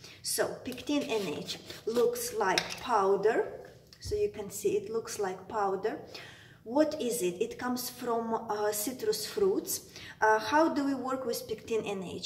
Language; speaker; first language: English; non-native, fluent; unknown